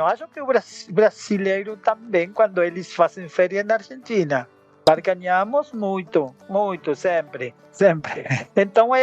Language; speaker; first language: Portuguese; non-native, learner; Spanish